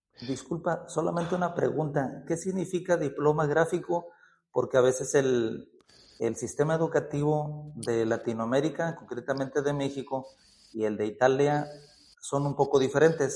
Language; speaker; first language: Spanish; native; Spanish